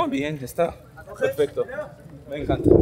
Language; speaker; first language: Spanish; non-native, learner; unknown